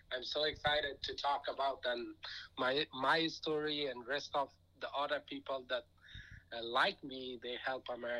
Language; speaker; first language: English; non-native, fluent; Persian